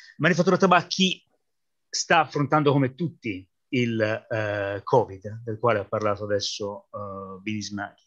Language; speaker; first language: Italian; native; Italian